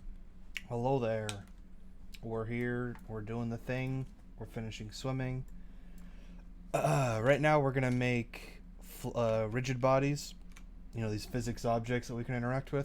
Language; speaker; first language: English; native; English